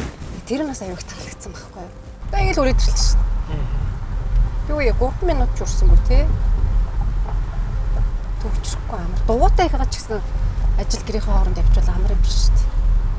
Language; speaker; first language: Mongolian; native; Mongolian